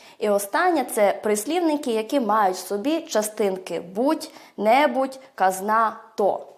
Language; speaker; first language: Ukrainian; early bilingual, heritage; Ukrainian